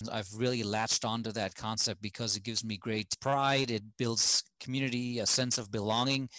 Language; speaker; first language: English; non-native, fluent; German